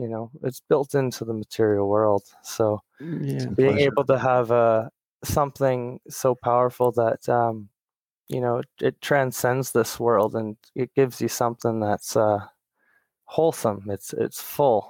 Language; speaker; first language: English; native; English